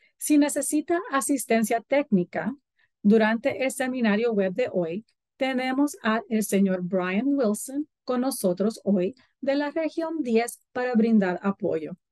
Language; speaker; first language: Spanish; early bilingual, heritage; Spanish